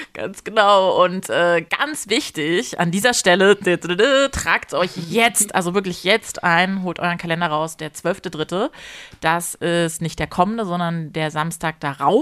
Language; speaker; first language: German; native; German